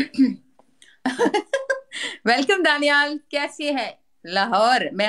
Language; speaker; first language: Hindi; non-native, local second language; Pashto